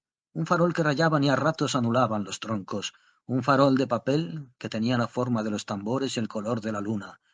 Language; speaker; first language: Spanish; native; Spanish